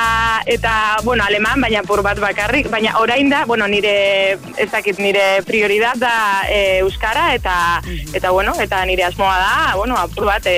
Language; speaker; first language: Basque; non-native, learner; Spanish